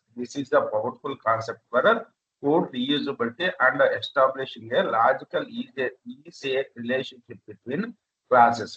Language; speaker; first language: English; non-native, local second language; Telugu